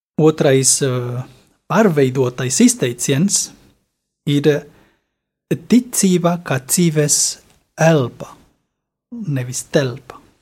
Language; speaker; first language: Latvian; non-native, fluent; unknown